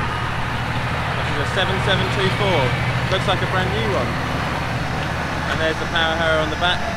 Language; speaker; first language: English; native; English